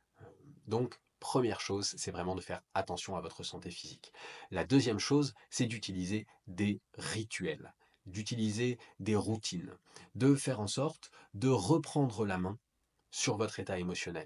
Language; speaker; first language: French; native; French